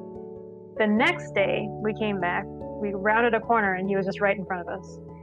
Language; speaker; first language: English; non-native, local second language; Sinhala